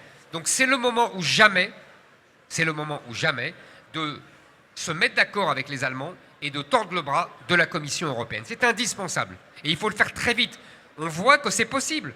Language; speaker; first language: French; native; French